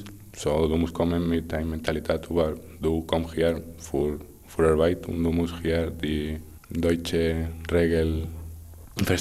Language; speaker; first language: German; non-native, learner; Spanish